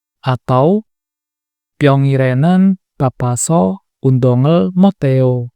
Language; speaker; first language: Korean; non-native, fluent; Indonesian